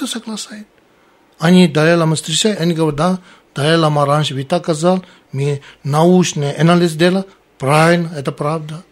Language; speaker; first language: Russian; non-native, learner; Tibetan